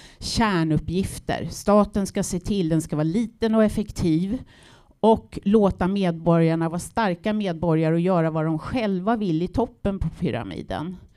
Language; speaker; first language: Swedish; native; Swedish